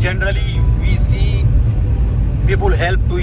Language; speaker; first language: English; non-native, local second language; Hindi